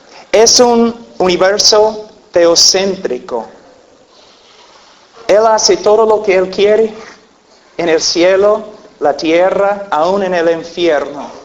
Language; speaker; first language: Spanish; non-native, fluent; English